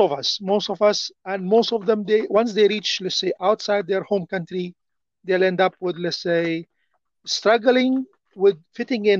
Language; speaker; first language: English; non-native, fluent; Arabic